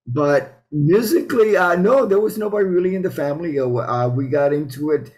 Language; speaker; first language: English; early bilingual, other home language; Spanish